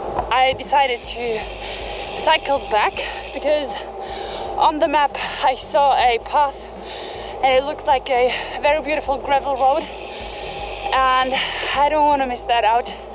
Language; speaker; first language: English; non-native, fluent; German